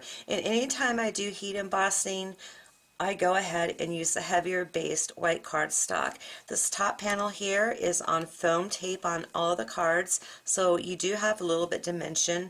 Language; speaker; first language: English; native; English